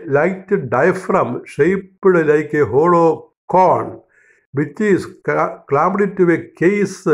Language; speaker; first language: English; non-native, local second language; Malayalam